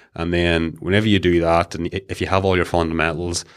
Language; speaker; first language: English; native; English